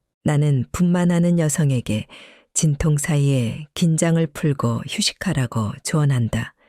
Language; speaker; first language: Korean; native; Korean